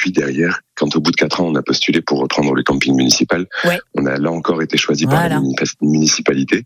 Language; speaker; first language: French; native; French